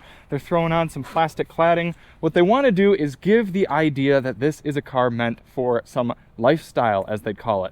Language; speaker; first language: English; native; English